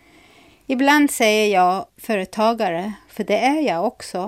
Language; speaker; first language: Swedish; non-native, fluent; English